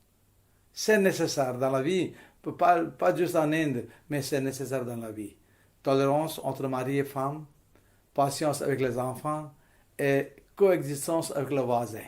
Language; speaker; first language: French; non-native, fluent; Hindi